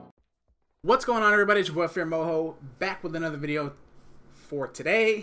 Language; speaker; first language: English; native; English